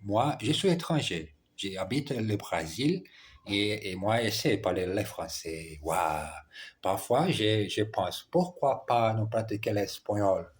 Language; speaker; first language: French; non-native, learner; Portuguese